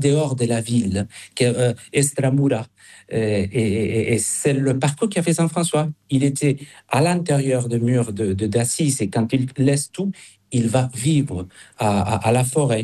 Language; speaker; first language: French; non-native, fluent; Spanish